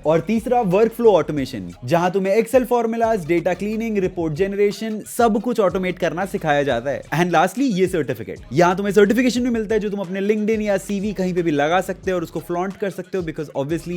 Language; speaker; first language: Hindi; native; Hindi